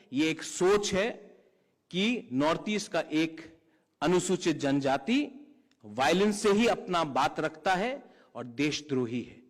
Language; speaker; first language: Hindi; non-native, local second language; Kok Borok